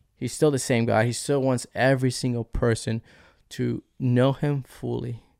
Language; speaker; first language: English; early bilingual, other home language; Spanish